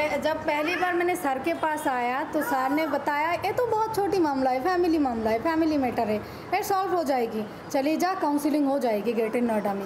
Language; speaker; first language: Hindi; non-native, local second language; Bangla